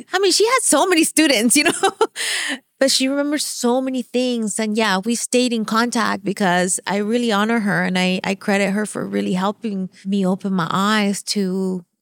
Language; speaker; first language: English; non-native, fluent; Spanish